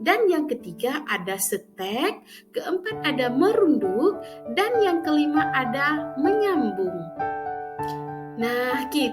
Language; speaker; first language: Indonesian; native; Indonesian